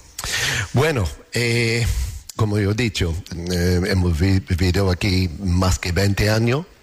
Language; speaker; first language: Spanish; non-native, learner; English